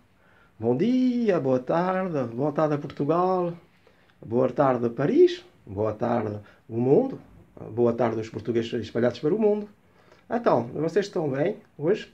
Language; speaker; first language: Portuguese; early bilingual, heritage; Portuguese